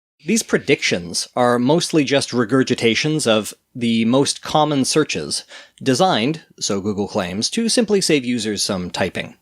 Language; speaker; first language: English; native; English